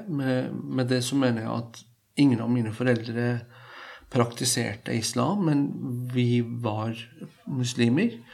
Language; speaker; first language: Norwegian; non-native, fluent; Persian